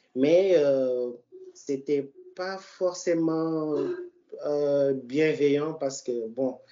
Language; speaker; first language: French; non-native, local second language; Wolof